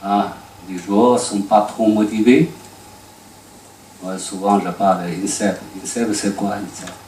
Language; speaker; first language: French; non-native, learner; Chinese